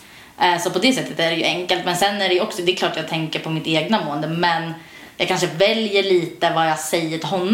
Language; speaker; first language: Swedish; native; Swedish